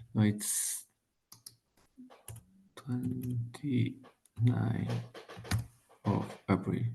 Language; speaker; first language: English; non-native, fluent; Italian